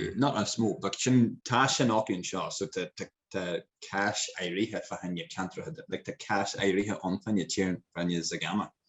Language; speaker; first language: Irish; non-native, local second language; English